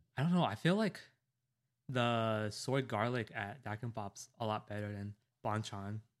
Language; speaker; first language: English; native; English